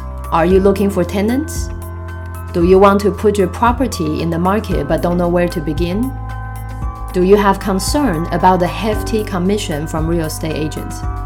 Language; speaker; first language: English; non-native, fluent; Chinese